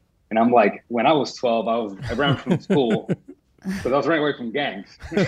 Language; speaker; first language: English; non-native, fluent; Spanish